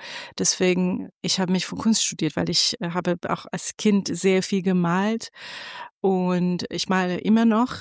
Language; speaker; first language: German; non-native, fluent; Persian